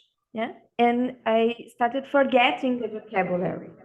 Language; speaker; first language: English; non-native, learner; Portuguese